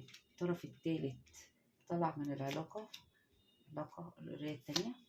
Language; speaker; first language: Arabic; native; Arabic